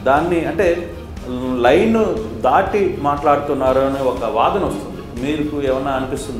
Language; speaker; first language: Telugu; native; Telugu